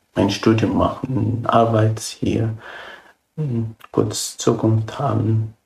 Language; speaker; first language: German; non-native, fluent; Arabic